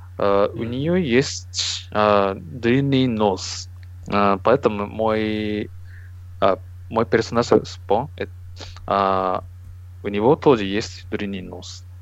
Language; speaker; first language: Russian; non-native, learner; Japanese